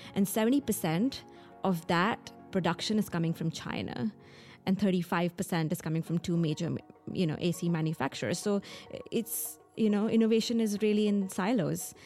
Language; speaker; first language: English; non-native, local second language; Hindi